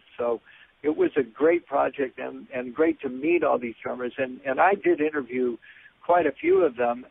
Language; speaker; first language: English; native; English